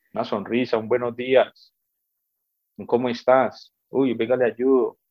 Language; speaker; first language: Spanish; native; Spanish